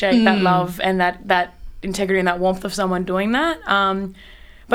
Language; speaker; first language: English; native; English